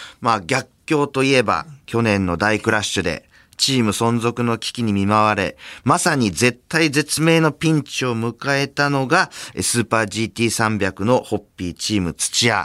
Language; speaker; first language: Japanese; native; Japanese